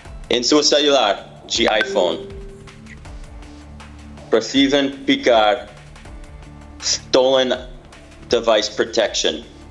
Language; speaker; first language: Portuguese; non-native, learner; English